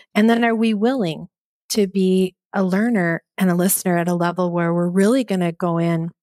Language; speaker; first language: English; native; English